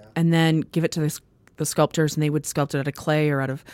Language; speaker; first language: English; native; English